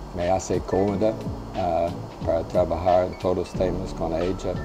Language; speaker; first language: Spanish; non-native, learner; English